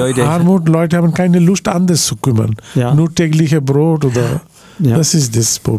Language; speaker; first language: German; non-native, learner; Bangla